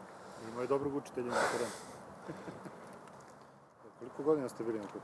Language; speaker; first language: Serbian; native; Serbian